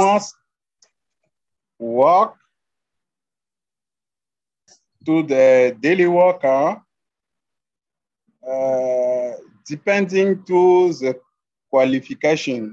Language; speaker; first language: English; non-native, learner; French